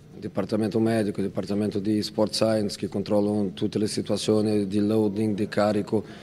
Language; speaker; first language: Italian; non-native, fluent; Portuguese